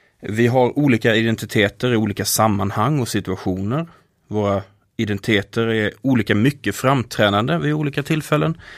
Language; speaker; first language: Swedish; native; Swedish